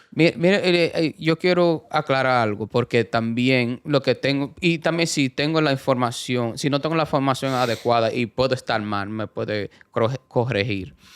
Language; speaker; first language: Spanish; early bilingual, heritage; Spanish